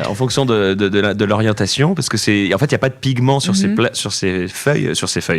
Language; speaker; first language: French; native; French